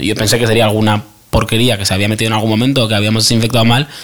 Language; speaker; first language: Spanish; native; Spanish